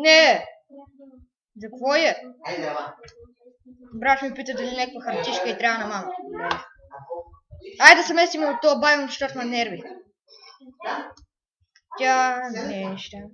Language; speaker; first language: Bulgarian; native; Bulgarian